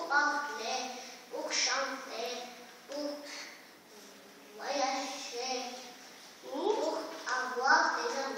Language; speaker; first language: French; non-native, learner; Armenian